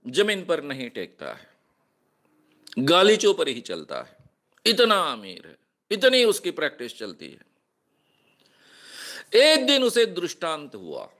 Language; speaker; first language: Hindi; non-native, local second language; Marathi